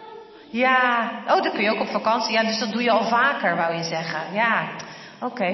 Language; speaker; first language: Dutch; native; Dutch